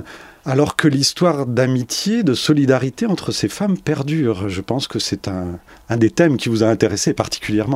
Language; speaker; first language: French; native; French